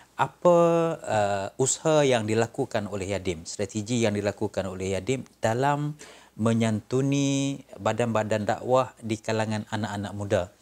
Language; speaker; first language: Malay; native; Malay